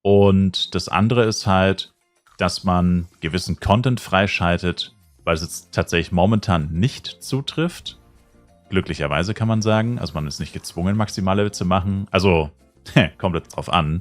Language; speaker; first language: German; native; German